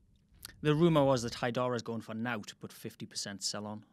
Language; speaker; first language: English; native; English